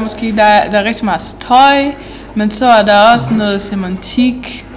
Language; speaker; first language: Danish; non-native, fluent; Portuguese